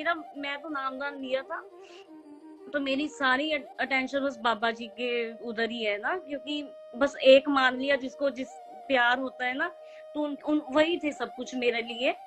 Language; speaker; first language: Hindi; native; Hindi